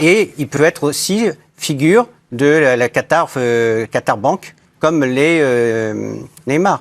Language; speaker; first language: French; native; French